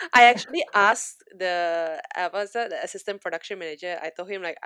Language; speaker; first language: English; non-native, fluent; Indonesian